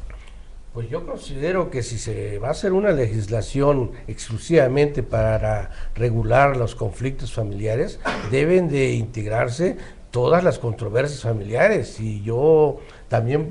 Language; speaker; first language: Spanish; native; Spanish